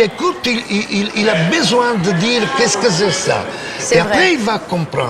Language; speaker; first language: French; non-native, fluent; Italian